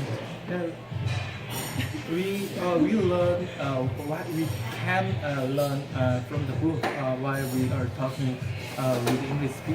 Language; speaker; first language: English; non-native, learner; Korean